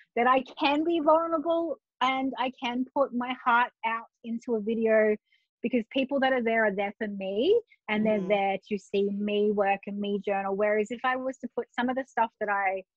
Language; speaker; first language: English; native; English